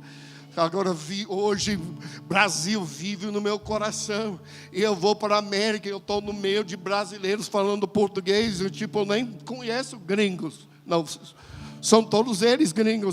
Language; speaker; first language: Portuguese; non-native, fluent; English